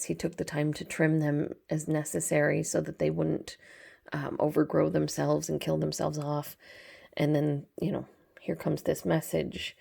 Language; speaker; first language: English; native; English